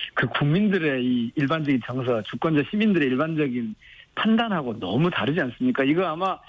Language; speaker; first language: Korean; native; Korean